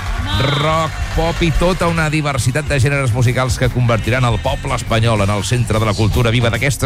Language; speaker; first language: Catalan; native; Catalan